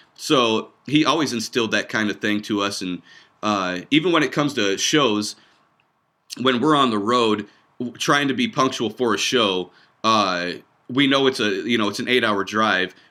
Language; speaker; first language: English; native; English